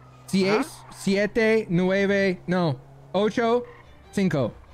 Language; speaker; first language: Spanish; non-native, learner; English